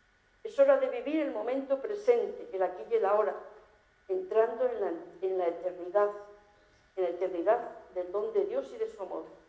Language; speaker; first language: Spanish; native; Spanish